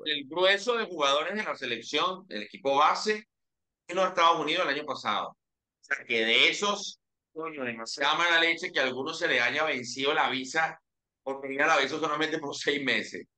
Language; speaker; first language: Spanish; native; Spanish